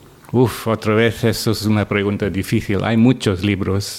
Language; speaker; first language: Spanish; non-native, fluent; English